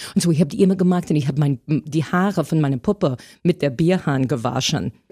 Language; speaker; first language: German; non-native, fluent; English